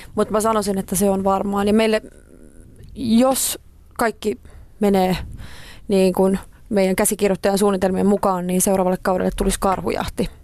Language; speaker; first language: Finnish; native; Finnish